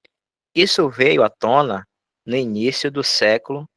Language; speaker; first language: Portuguese; native; Portuguese